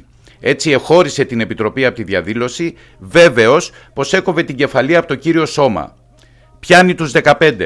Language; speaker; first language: Greek; native; Greek